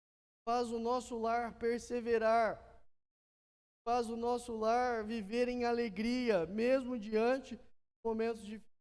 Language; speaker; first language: Portuguese; native; Portuguese